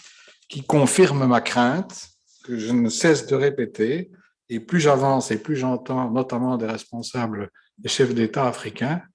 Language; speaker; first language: French; native; French